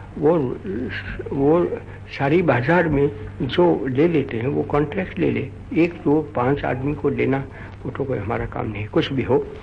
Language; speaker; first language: Hindi; non-native, local second language; Gujarati